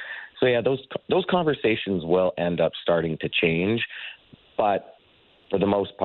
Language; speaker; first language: English; native; English